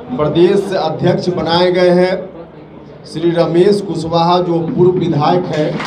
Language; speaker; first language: Hindi; native; Hindi